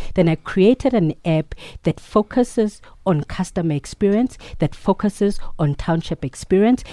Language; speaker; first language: English; non-native, local second language; Zulu